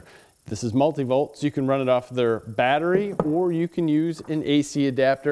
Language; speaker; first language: English; native; English